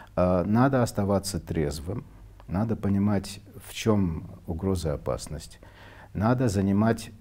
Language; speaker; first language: Russian; non-native, local second language; Armenian